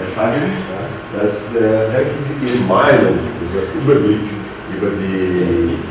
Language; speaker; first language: German; non-native, learner; Portuguese